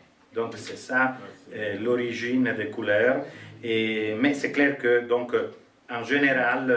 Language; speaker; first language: French; non-native, fluent; Italian